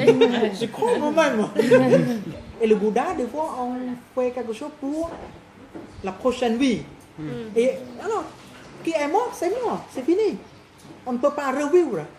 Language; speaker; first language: French; non-native, fluent; Khmer